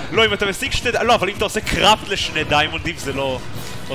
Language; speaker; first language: Hebrew; native; Hebrew